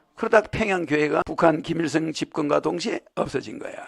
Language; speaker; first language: Korean; native; Korean